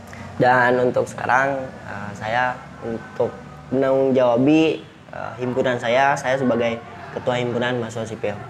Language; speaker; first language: Indonesian; native; Indonesian